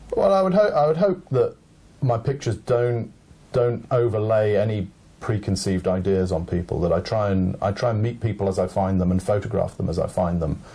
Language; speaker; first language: English; native; English